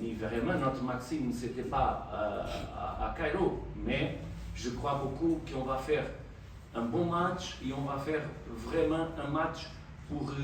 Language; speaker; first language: French; non-native, learner; Portuguese